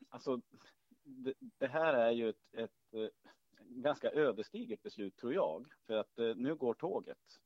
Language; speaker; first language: Swedish; native; Swedish